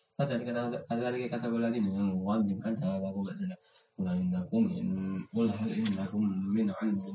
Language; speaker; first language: Arabic; non-native, learner; Indonesian